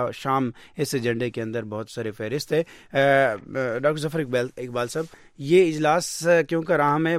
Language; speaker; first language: Urdu; native; Urdu